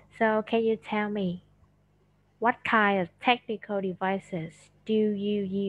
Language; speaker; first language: English; non-native, fluent; Vietnamese